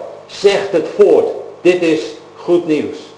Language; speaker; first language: Dutch; native; Dutch